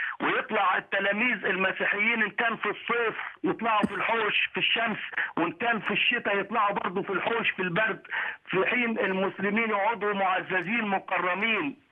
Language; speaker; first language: Arabic; native; Arabic